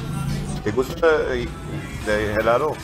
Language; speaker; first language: Spanish; non-native, learner; German